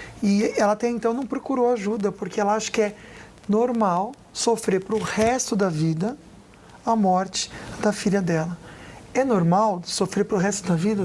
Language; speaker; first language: Portuguese; native; Portuguese